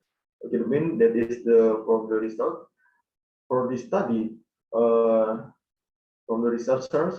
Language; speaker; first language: English; non-native, learner; Indonesian